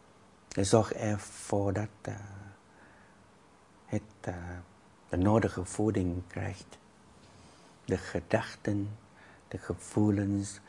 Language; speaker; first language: Dutch; non-native, fluent; Vietnamese